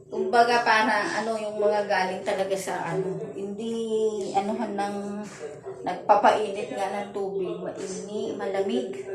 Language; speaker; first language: Filipino; native; Filipino